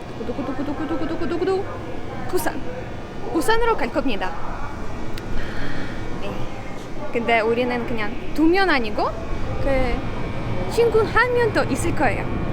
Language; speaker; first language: Korean; non-native, learner; Ukrainian